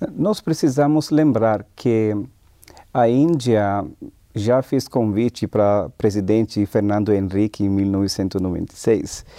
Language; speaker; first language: Portuguese; non-native, fluent; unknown